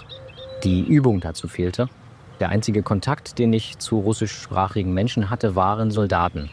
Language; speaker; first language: German; native; German